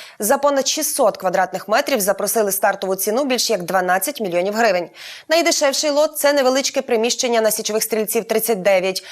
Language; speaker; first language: Ukrainian; native; Ukrainian